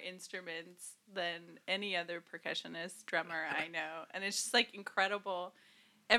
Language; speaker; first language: English; native; English